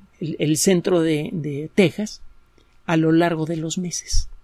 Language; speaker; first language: Spanish; native; Spanish